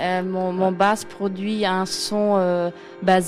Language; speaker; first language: French; non-native, learner; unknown